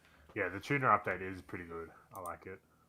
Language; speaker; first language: English; native; English